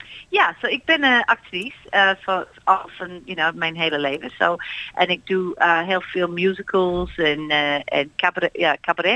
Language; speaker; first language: Dutch; early bilingual, heritage; Dutch